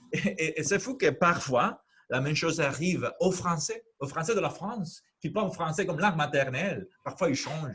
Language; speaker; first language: French; non-native, fluent; Spanish